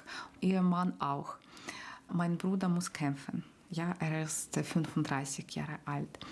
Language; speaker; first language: German; non-native, learner; Ukrainian